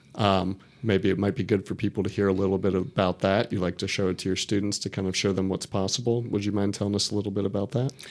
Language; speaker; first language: English; native; English